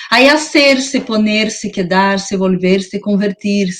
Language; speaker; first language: Spanish; non-native, fluent; Portuguese